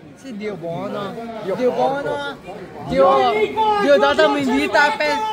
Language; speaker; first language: Italian; non-native, learner; Hindi